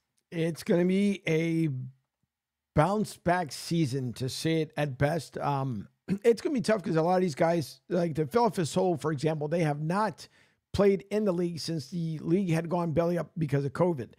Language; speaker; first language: English; native; English